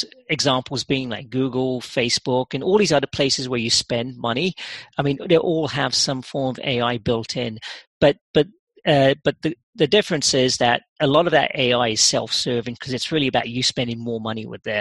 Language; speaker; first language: English; native; English